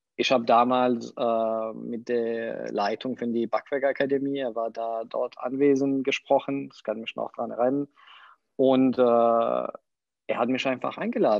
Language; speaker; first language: German; non-native, fluent; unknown